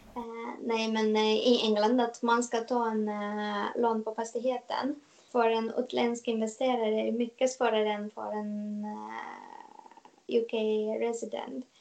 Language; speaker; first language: Swedish; non-native, fluent; Romanian